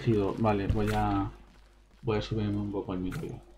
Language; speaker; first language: Spanish; native; Spanish